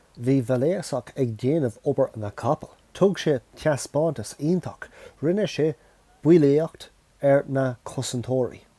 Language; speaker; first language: Irish; non-native, local second language; English